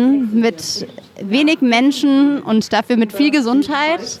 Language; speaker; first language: German; native; German